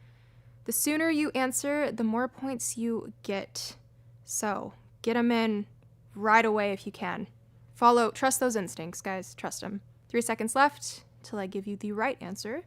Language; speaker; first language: English; native; English